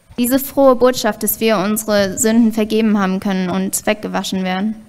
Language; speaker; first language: German; native; German